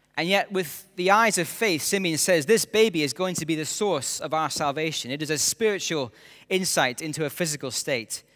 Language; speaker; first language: English; native; English